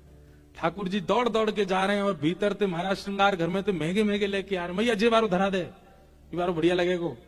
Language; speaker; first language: Hindi; native; Hindi